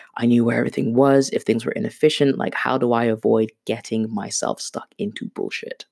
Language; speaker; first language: English; non-native, local second language; Swahili